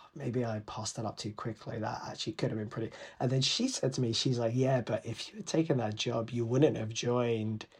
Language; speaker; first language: English; native; English